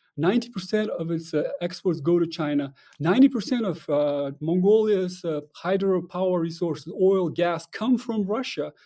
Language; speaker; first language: English; non-native, fluent; Russian